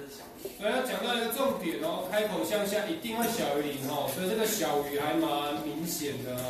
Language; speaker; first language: Chinese; native; Chinese